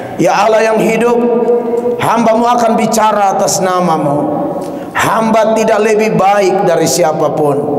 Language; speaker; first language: Indonesian; native; Indonesian